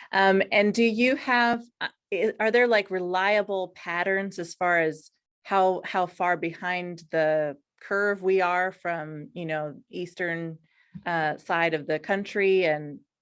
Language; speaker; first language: English; native; English